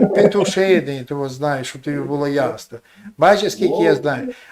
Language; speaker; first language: Russian; non-native, local second language; Ukrainian